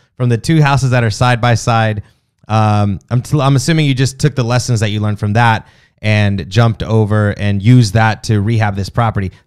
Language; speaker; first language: English; native; English